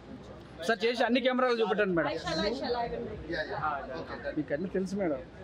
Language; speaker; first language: Telugu; native; Telugu